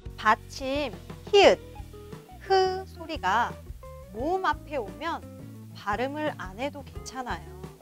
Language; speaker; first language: Korean; native; Korean